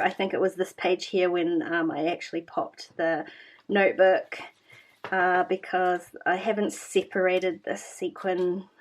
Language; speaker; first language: English; native; English